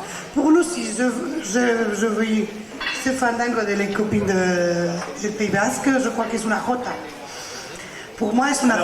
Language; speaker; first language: French; non-native, learner; Spanish